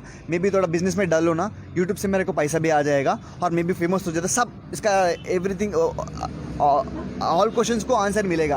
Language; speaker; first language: Hindi; non-native, local second language; Telugu